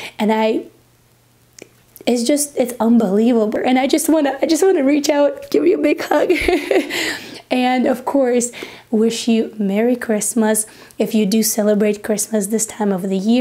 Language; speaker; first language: English; non-native, fluent; Russian